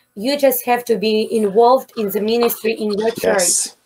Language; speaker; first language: English; non-native, fluent; Ukrainian